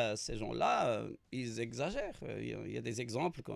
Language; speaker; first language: French; non-native, local second language; Arabic